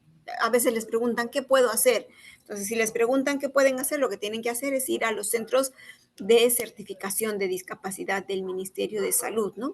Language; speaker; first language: Spanish; native; Spanish